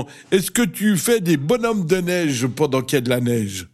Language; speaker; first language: French; native; French